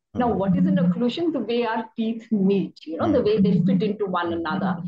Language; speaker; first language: English; non-native, local second language; Hindi